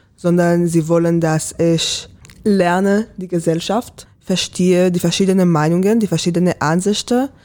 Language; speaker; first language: German; non-native, fluent; Hebrew